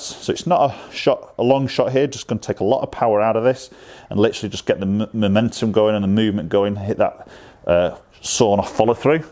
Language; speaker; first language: English; native; English